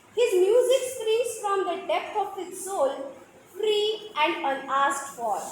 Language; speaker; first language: English; non-native, local second language; Marathi